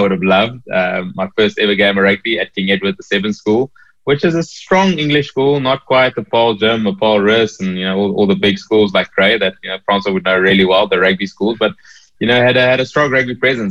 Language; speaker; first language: English; native; English